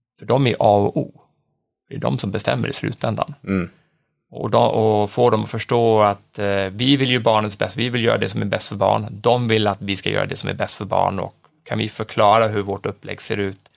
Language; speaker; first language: Swedish; early bilingual, other home language; English